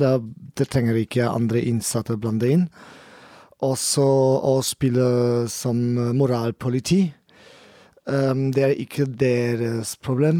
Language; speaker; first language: Norwegian; non-native, learner; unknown